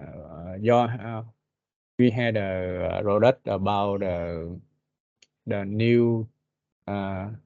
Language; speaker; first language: English; non-native, learner; Vietnamese